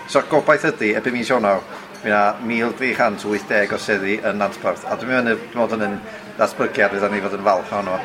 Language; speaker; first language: Welsh; native; Welsh